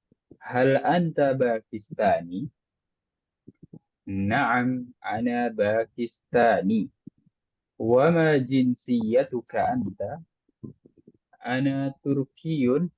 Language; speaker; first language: Arabic; non-native, fluent; Indonesian